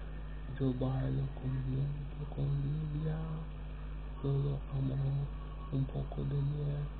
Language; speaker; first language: Spanish; non-native, learner; Romanian